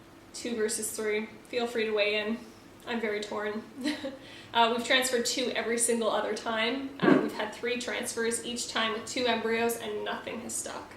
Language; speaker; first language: English; native; English